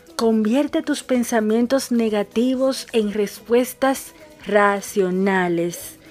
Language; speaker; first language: Spanish; native; Spanish